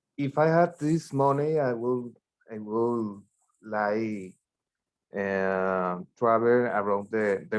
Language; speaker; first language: English; non-native, learner; Spanish